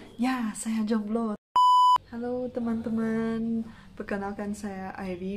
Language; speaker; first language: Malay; non-native, local second language; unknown